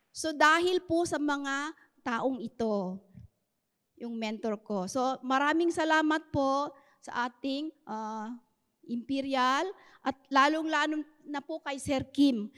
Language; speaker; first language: Filipino; native; Filipino